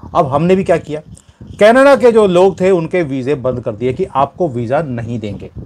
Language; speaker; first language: Hindi; native; Hindi